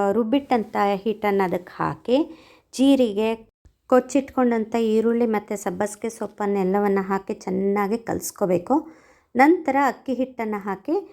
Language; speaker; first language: Kannada; non-native, local second language; Konkani